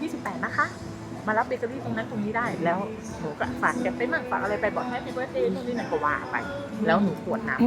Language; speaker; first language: Thai; native; Thai